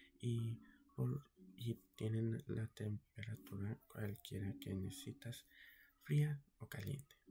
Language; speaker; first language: Spanish; early bilingual, heritage; Spanish